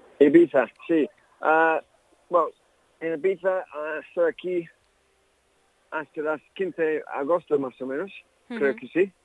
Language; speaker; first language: Spanish; non-native, learner; English